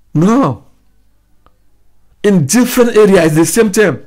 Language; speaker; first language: English; non-native, fluent; Ewe